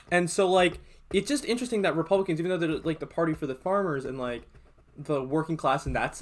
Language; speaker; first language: English; native; English